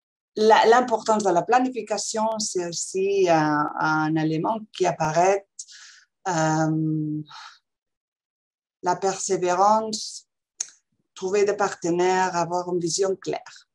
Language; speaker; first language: French; non-native, fluent; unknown